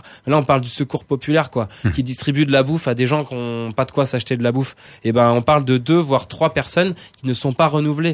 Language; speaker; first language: French; native; French